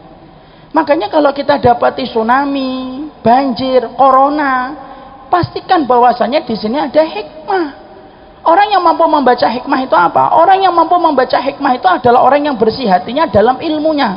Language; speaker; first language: Indonesian; native; Indonesian